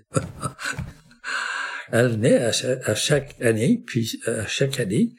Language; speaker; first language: French; non-native, local second language; English